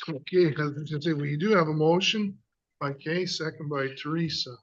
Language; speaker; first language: English; native; English